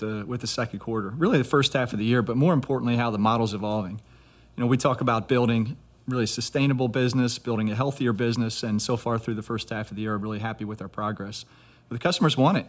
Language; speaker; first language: English; native; English